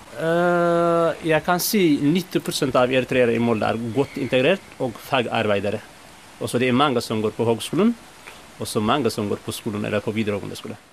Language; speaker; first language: Norwegian; non-native, fluent; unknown